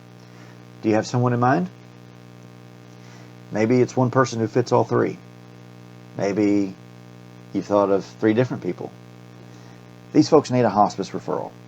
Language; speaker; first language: English; native; English